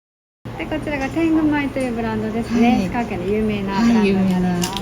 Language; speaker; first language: Japanese; native; Japanese